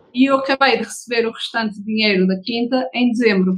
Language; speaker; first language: Portuguese; early bilingual, heritage; Portuguese